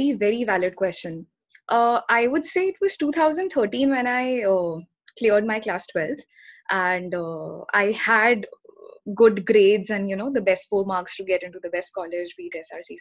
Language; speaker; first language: English; non-native, local second language; Hindi